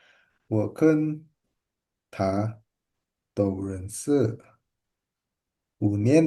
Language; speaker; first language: Chinese; non-native, learner; Indonesian